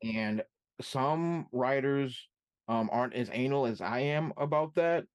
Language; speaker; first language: English; native; English